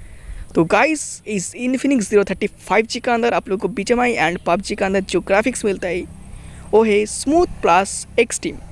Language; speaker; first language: Hindi; non-native, local second language; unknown